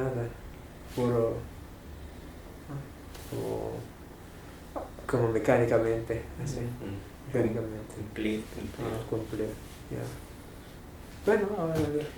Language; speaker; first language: Spanish; non-native, fluent; English